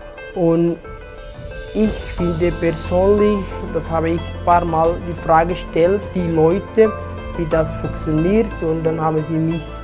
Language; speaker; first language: German; non-native, fluent; Somali